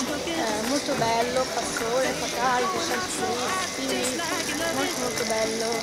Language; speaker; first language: Italian; non-native, fluent; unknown